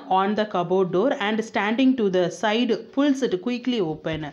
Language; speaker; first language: English; non-native, local second language; Tamil